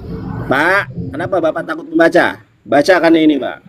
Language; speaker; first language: Indonesian; native; Indonesian